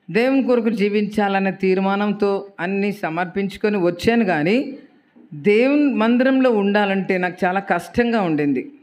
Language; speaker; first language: Telugu; native; Telugu